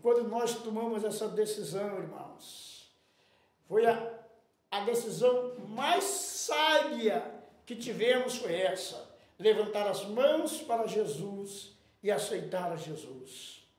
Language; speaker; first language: Portuguese; native; Portuguese